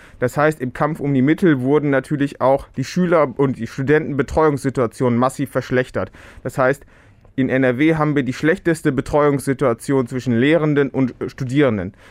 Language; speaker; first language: German; early bilingual, other home language; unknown